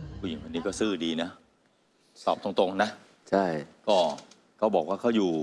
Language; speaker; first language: Thai; native; Thai